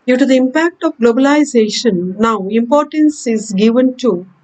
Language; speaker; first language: English; non-native, local second language; Kannada